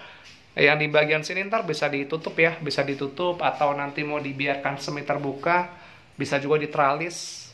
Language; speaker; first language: Indonesian; native; Indonesian